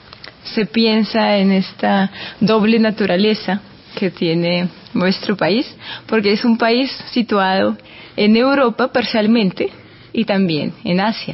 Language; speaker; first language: Spanish; non-native, fluent; Russian